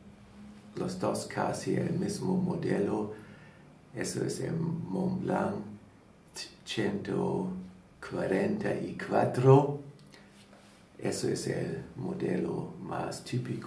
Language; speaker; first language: Spanish; non-native, learner; German